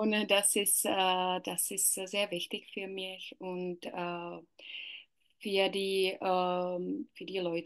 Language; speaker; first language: German; non-native, learner; Czech